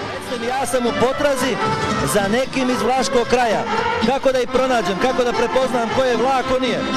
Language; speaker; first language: Bosnian; native; Bosnian